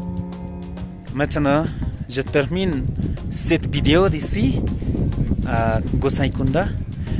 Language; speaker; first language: French; non-native, learner; Nepali